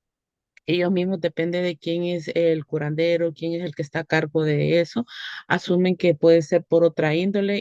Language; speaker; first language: Spanish; native; Spanish